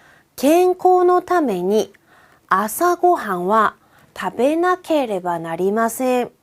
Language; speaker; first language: Japanese; non-native, fluent; Korean